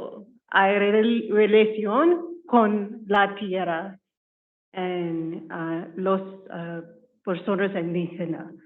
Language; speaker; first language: Spanish; non-native, learner; English